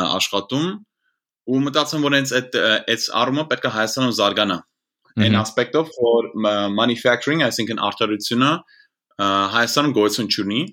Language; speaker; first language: Armenian; early bilingual, heritage; Armenian